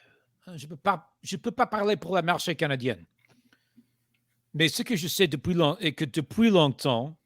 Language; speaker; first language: French; non-native, fluent; English